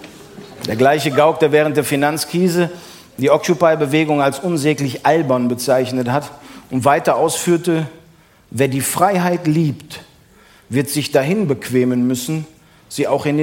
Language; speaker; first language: German; native; German